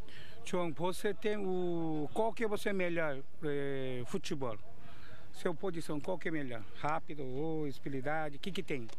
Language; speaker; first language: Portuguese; non-native, learner; Korean